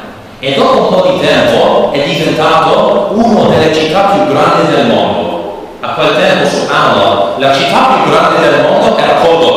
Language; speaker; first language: Italian; non-native, learner; English